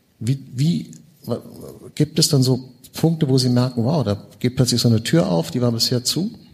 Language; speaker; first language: German; native; German